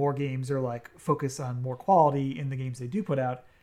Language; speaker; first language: English; native; English